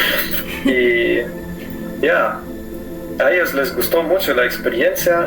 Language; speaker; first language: Spanish; non-native, fluent; German